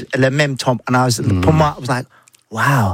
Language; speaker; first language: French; non-native, learner; English